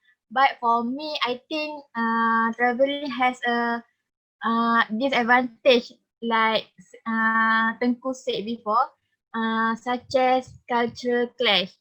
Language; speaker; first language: English; non-native, local second language; Malay